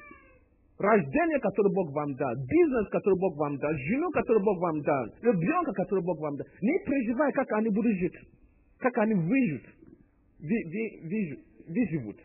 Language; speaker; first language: Russian; non-native, learner; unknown